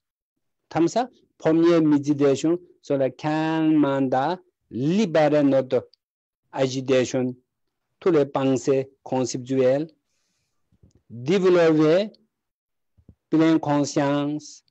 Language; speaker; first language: French; non-native, learner; Tibetan